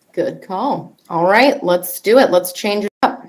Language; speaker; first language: English; native; English